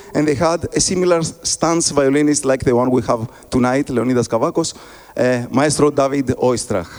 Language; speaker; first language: English; non-native, fluent; Greek